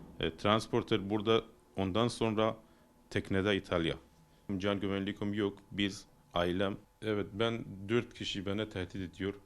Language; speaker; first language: Turkish; non-native, learner; Persian